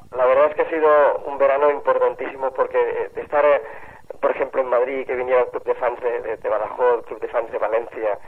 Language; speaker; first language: Spanish; native; Spanish